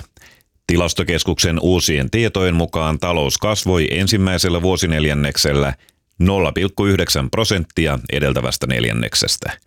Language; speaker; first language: Finnish; native; Finnish